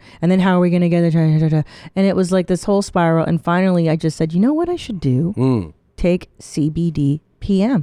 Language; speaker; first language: English; native; English